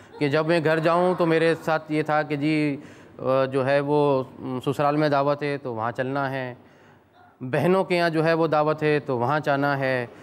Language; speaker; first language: Urdu; native; Urdu